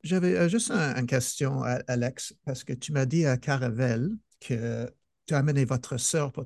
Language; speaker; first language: French; non-native, fluent; English